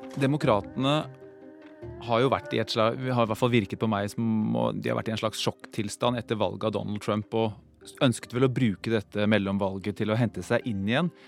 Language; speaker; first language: Norwegian; native; Norwegian